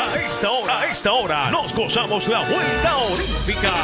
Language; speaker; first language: Spanish; native; Spanish